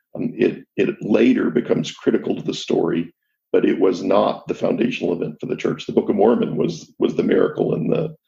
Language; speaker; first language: English; native; English